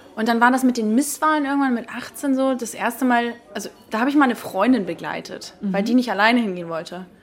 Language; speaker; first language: German; native; German